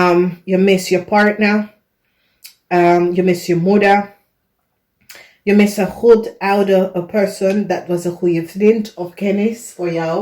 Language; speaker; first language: Dutch; non-native, learner; English